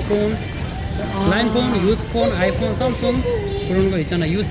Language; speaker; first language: Korean; non-native, learner; Nepali